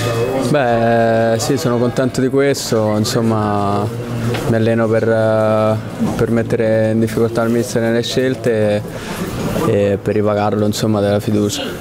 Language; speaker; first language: Italian; native; Italian